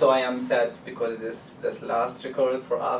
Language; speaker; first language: English; non-native, learner; Arabic